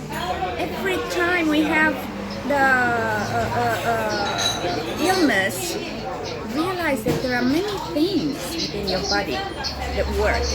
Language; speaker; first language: English; non-native, fluent; Italian